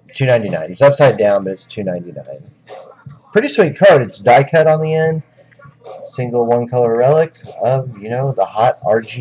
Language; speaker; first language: English; native; English